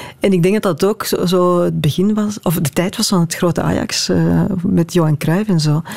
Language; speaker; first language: Dutch; native; Dutch